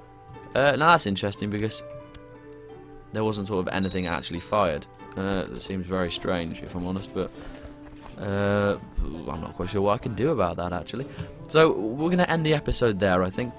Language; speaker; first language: English; native; English